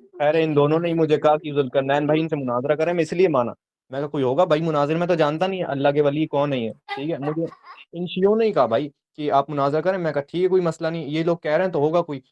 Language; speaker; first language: Urdu; non-native, local second language; Punjabi